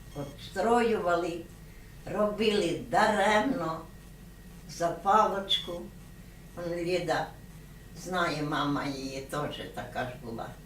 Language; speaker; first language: Ukrainian; native; Ukrainian